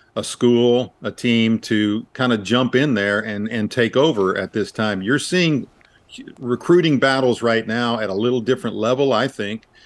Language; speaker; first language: English; native; English